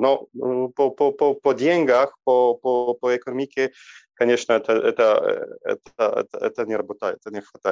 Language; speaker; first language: Russian; non-native, learner; Polish